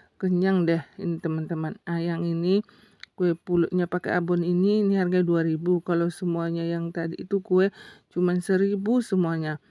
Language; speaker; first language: Indonesian; non-native, local second language; Buginese